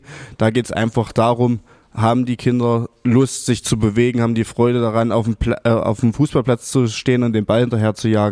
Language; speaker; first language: German; native; German